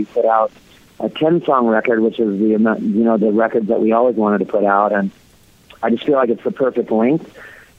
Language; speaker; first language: English; native; English